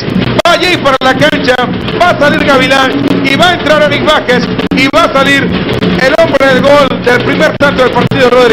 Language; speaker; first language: Spanish; native; Spanish